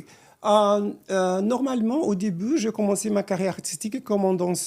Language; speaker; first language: French; non-native, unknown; Portuguese